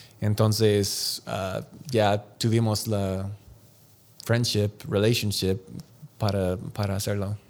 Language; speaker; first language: Spanish; non-native, learner; English